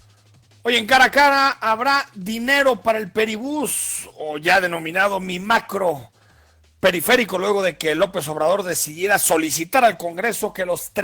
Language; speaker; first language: Spanish; native; Spanish